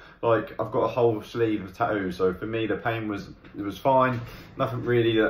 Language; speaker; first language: English; native; English